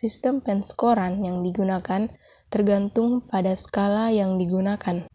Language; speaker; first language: Indonesian; native; Indonesian